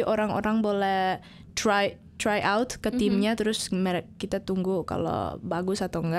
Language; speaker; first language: Indonesian; early bilingual, heritage; Indonesian